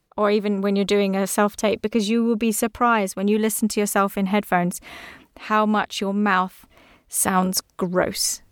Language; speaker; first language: English; native; English